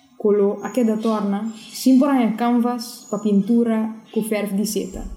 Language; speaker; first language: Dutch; non-native, local second language; Spanish